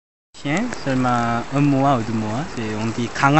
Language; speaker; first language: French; non-native, learner; Korean